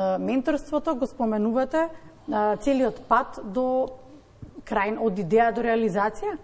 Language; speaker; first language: Macedonian; native; Macedonian